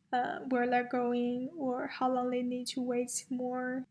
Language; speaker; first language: English; non-native, fluent; Chinese